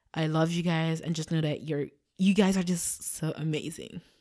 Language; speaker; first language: English; non-native, fluent; Dutch